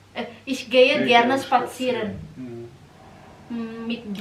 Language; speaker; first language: German; non-native, learner; Indonesian